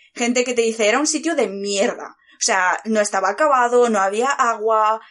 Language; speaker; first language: Spanish; early bilingual, other home language; Bulgarian